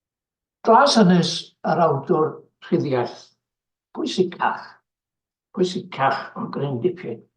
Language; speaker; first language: Welsh; native; Welsh